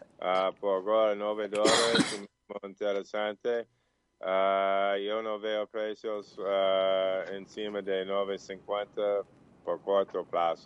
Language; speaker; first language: Portuguese; non-native, learner; English